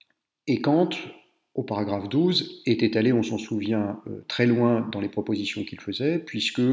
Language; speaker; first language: French; native; French